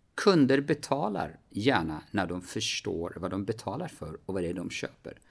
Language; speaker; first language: Swedish; early bilingual, other home language; Arabic